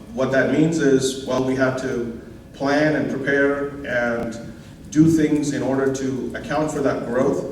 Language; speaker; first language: English; non-native, local second language; Hindi